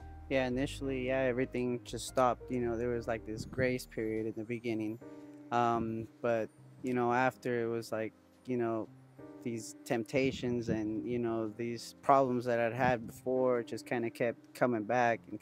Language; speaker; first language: English; early bilingual, other home language; Spanish